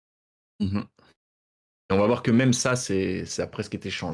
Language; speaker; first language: French; native; French